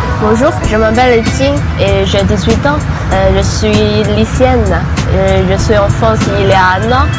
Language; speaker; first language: French; non-native, learner; Chinese